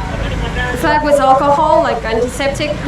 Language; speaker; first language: English; non-native, fluent; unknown